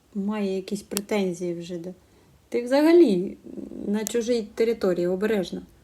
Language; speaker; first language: Ukrainian; non-native, local second language; Russian